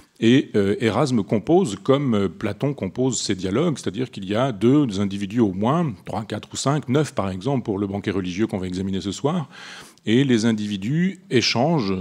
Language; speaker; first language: French; native; French